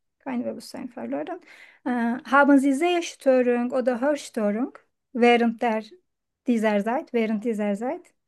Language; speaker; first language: German; non-native, learner; Turkish